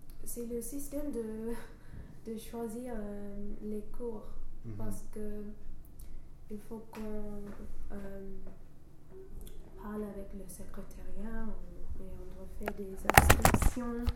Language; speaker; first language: French; non-native, fluent; English